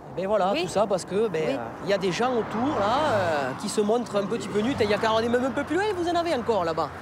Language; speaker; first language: French; native; French